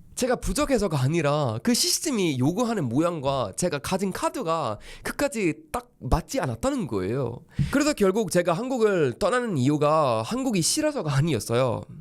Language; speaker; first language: Korean; non-native, fluent; Swedish